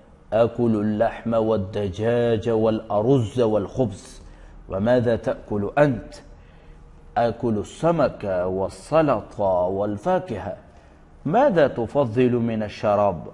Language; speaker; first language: Arabic; non-native, fluent; Urdu